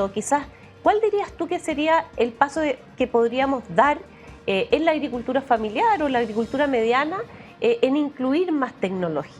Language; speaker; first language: Spanish; native; Spanish